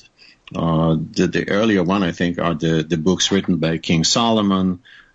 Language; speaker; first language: English; non-native, fluent; Hebrew